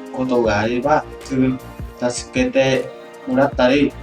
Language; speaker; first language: Japanese; non-native, learner; Vietnamese